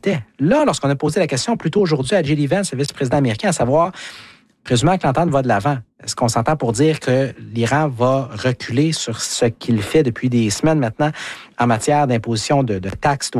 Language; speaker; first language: French; native; French